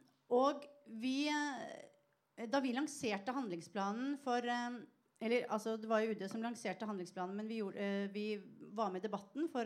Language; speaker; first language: Norwegian; native; Norwegian